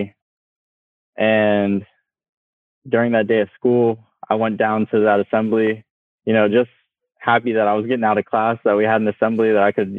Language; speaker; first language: English; native; English